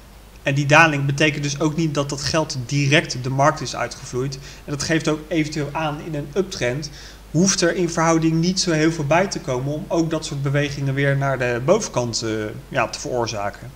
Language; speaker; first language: Dutch; native; Dutch